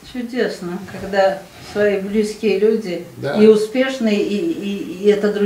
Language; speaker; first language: Russian; native; Russian